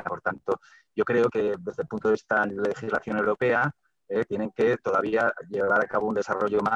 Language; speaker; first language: Spanish; native; Spanish